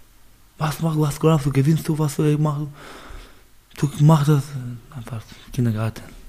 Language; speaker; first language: German; non-native, learner; Baluchi